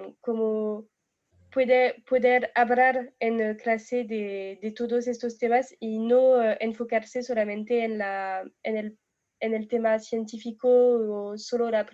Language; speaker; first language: Spanish; non-native, fluent; French